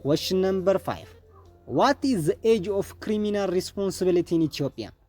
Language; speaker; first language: English; non-native, local second language; Amharic